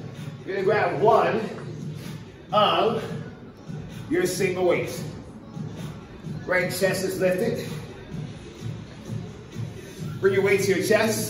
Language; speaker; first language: English; native; English